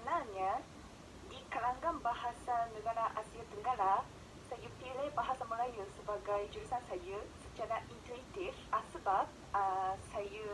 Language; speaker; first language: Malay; non-native, fluent; Japanese